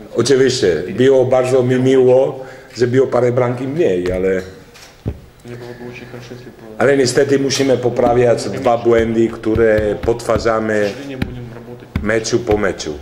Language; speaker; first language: Polish; non-native, learner; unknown